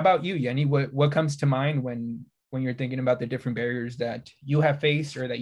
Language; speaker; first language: English; native; English